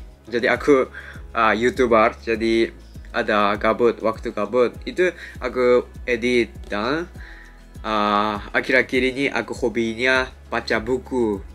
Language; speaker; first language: Indonesian; non-native, fluent; Japanese